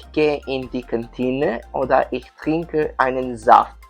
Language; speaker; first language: German; non-native, learner; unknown